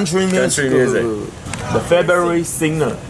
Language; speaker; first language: English; non-native, learner; Chinese